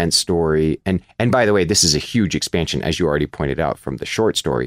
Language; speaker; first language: English; native; English